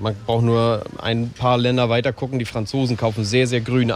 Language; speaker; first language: German; native; German